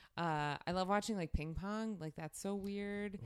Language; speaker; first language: English; native; English